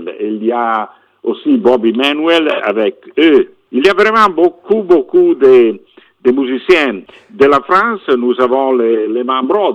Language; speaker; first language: French; non-native, fluent; Italian